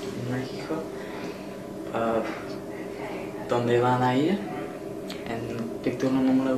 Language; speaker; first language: Spanish; non-native, learner; English